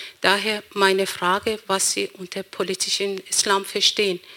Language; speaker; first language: German; non-native, fluent; Persian